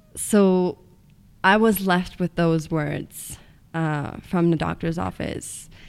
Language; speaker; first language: English; non-native, fluent; Estonian